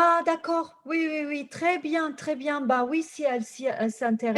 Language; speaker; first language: French; non-native, fluent; Turkish